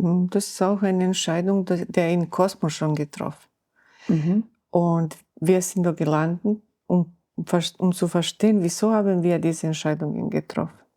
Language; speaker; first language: German; non-native, learner; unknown